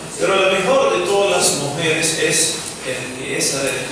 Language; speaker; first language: Spanish; non-native, fluent; Arabic